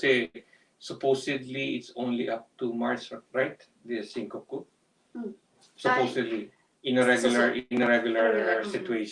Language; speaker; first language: English; non-native, local second language; Filipino